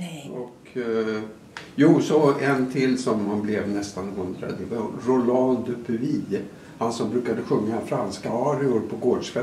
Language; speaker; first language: Swedish; native; Swedish